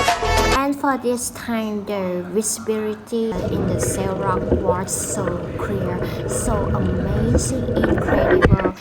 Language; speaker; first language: English; non-native, learner; Thai